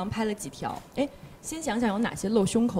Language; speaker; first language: Chinese; native; Chinese